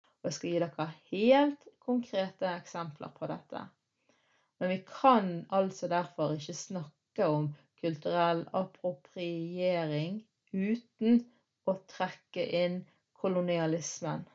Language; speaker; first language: Norwegian; early bilingual, other home language; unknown